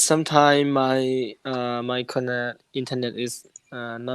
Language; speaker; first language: English; non-native, learner; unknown